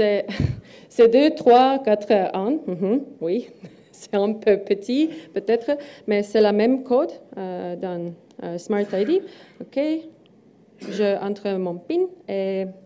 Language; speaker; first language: French; non-native, learner; Estonian